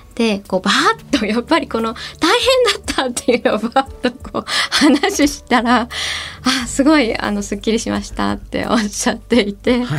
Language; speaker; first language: Japanese; native; Japanese